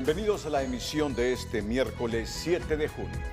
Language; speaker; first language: Spanish; native; Spanish